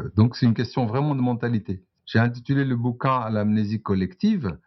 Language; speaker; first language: French; non-native, local second language; Arabic